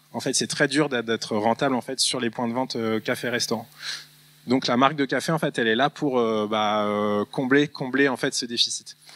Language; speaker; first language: French; native; French